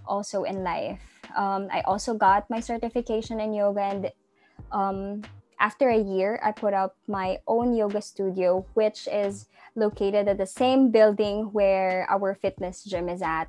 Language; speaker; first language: English; non-native, local second language; Cebuano